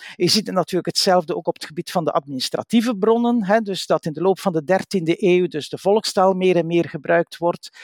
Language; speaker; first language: Dutch; native; Dutch